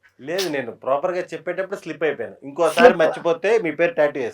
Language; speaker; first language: Telugu; native; Telugu